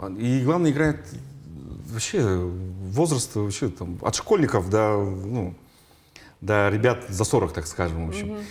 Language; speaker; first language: Russian; non-native, local second language; Yakut